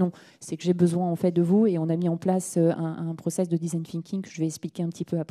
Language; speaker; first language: French; native; French